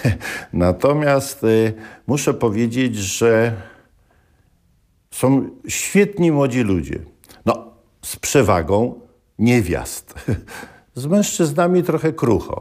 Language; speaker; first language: Polish; native; Polish